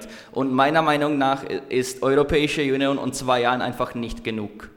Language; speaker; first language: German; non-native, learner; Czech